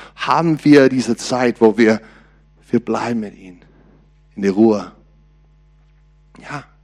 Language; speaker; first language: German; non-native, learner; English